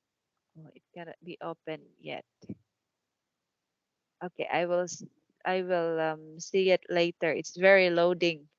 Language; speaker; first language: English; non-native, fluent; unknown